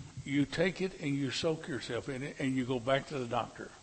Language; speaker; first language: English; native; English